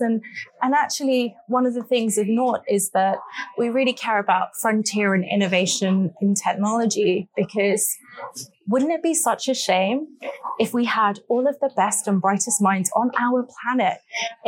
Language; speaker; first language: English; native; English